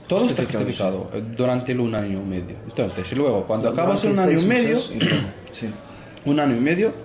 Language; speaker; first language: Spanish; non-native, fluent; Arabic